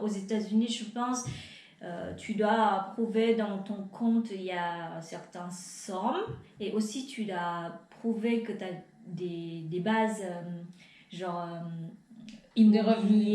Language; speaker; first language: French; non-native, fluent; Vietnamese